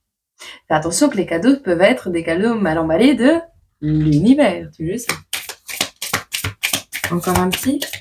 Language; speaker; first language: French; native; French